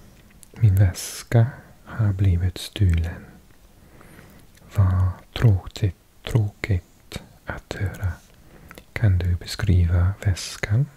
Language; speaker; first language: Swedish; non-native, learner; English